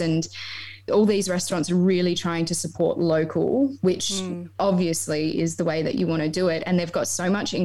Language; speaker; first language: English; native; English